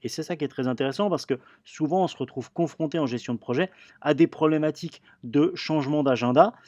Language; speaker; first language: French; native; French